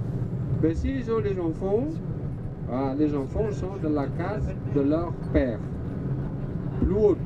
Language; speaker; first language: French; non-native, learner; Balinese